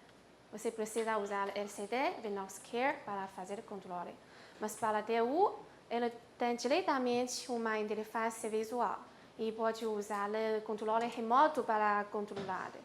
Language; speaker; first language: Portuguese; non-native, learner; Chinese